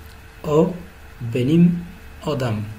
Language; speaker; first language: Turkish; non-native, fluent; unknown